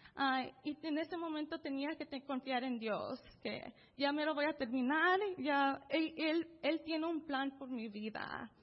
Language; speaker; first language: Spanish; early bilingual, heritage; Spanish